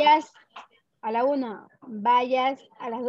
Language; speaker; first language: Spanish; native; Spanish